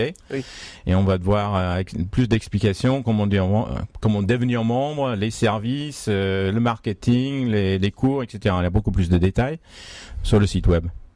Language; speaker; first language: French; native; French